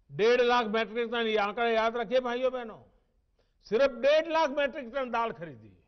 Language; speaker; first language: Hindi; non-native, local second language; Gujarati